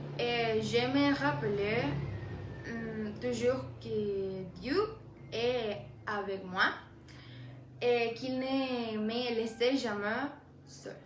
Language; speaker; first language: French; non-native, learner; Spanish